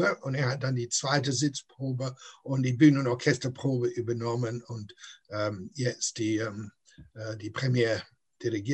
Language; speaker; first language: German; non-native, fluent; English